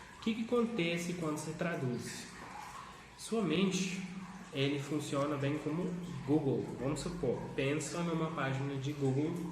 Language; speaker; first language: Portuguese; non-native, fluent; Afrikaans